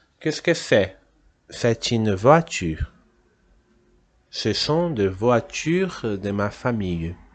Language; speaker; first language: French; non-native, fluent; Portuguese